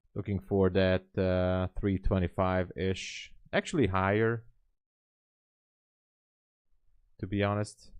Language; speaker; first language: English; non-native, fluent; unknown